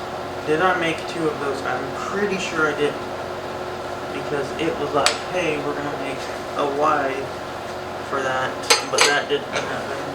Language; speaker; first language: English; native; English